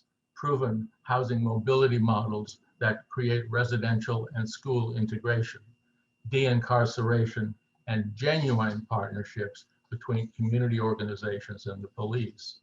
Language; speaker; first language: English; native; English